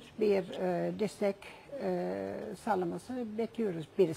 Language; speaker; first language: Turkish; non-native, fluent; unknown